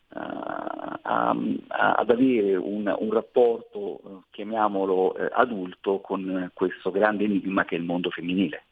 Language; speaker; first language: Italian; native; Italian